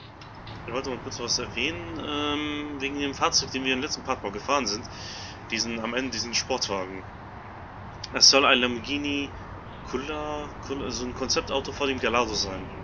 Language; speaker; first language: German; native; German